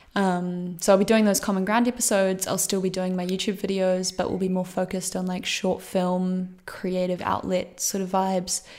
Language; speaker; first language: English; native; English